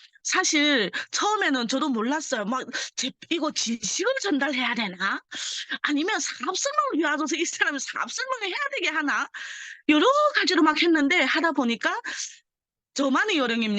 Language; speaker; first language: Korean; early bilingual, heritage; Korean